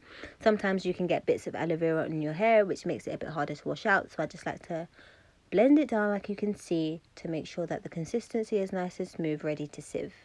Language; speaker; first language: English; native; English